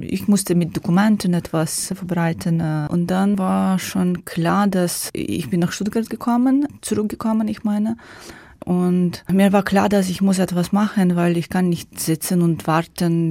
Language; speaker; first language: German; non-native, learner; Ukrainian